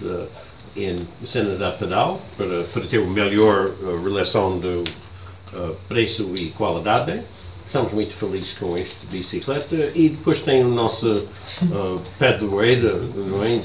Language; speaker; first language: Portuguese; non-native, learner; English